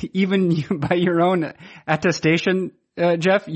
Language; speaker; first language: English; native; English